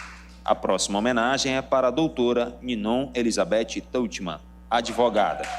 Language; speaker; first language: Portuguese; native; Portuguese